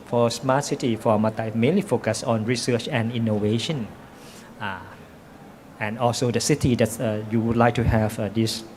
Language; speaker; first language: English; non-native, fluent; Thai